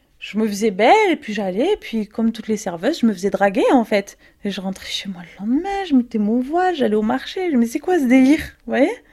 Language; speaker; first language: French; native; French